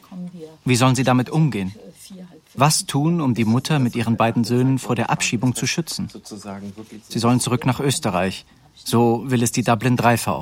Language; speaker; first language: German; native; German